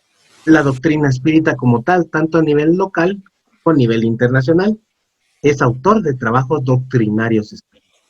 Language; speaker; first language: Spanish; native; Spanish